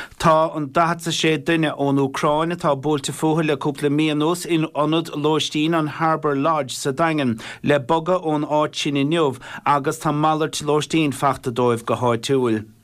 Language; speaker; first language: Irish; native; Irish